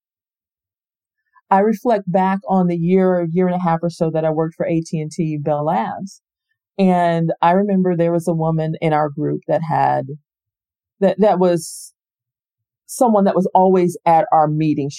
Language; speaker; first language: English; native; English